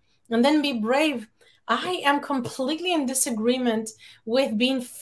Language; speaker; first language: English; non-native, fluent; Spanish